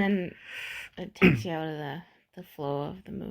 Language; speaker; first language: English; native; English